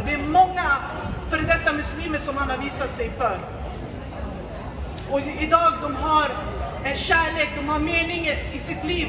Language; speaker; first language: Swedish; non-native, fluent; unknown